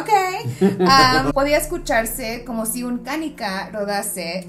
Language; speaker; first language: Spanish; early bilingual, heritage; Spanish